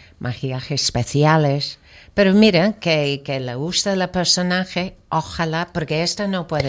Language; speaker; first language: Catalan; non-native, learner; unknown